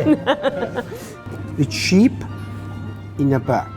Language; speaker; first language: English; non-native, learner; German